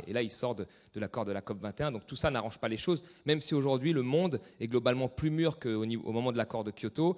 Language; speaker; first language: French; native; French